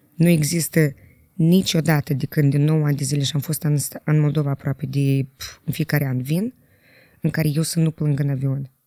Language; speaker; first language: Romanian; native; Romanian